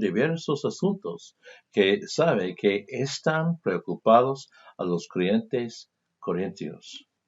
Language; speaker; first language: Spanish; non-native, fluent; English